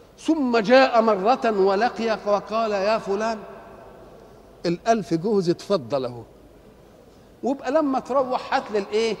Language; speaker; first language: Arabic; native; Arabic